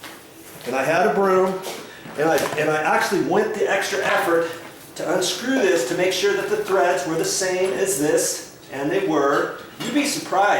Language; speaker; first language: English; native; English